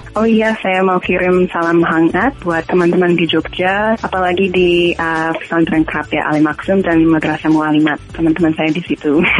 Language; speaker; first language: Indonesian; non-native, fluent; English